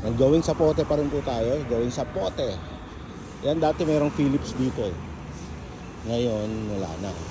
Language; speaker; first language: Filipino; native; Filipino